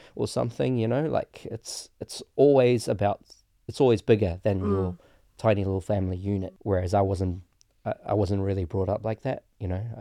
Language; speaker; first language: English; native; English